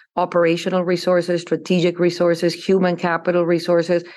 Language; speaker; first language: English; non-native, fluent; Spanish